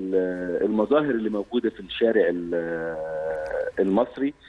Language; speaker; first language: Arabic; native; Arabic